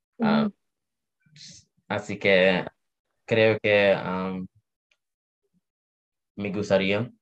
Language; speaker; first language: Spanish; non-native, learner; English